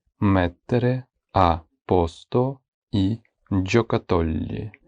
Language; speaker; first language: Italian; non-native, fluent; Ukrainian